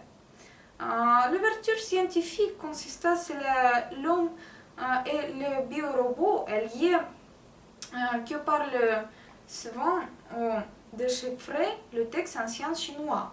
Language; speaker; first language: French; non-native, learner; Russian